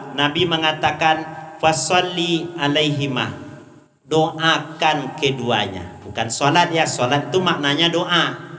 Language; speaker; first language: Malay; non-native, local second language; Minangkabau